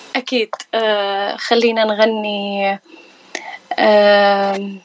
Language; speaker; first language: Arabic; native; Arabic